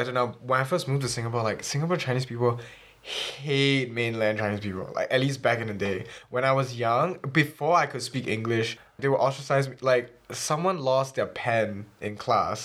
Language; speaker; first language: English; early bilingual, other home language; Chinese